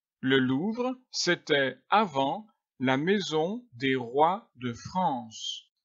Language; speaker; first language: French; native; French